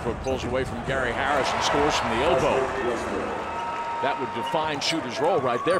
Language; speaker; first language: English; native; English